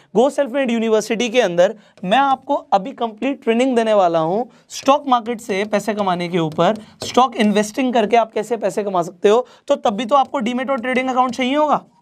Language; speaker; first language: Hindi; non-native, local second language; Marathi